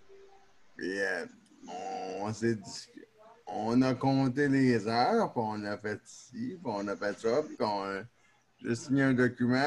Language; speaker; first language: French; native; French